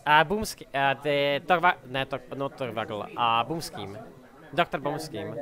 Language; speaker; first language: English; non-native, fluent; Czech